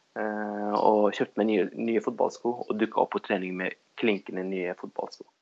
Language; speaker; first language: Norwegian; early bilingual, other home language; Kurdish